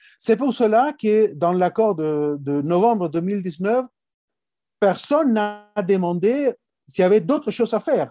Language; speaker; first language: French; non-native, fluent; Spanish